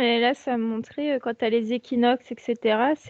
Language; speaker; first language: French; native; French